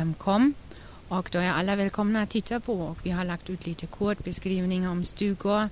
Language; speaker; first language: Swedish; non-native, fluent; German